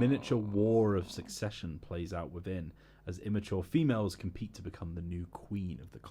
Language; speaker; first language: English; native; English